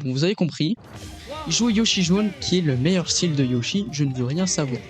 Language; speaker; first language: French; native; French